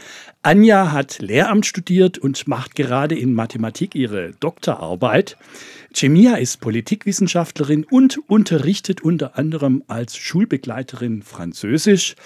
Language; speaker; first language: German; native; German